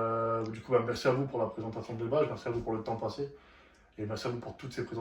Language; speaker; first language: French; native; French